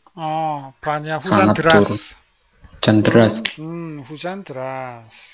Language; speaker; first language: Indonesian; non-native, learner; Korean